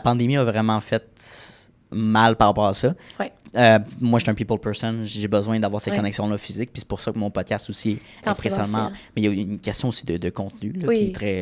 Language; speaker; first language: French; native; French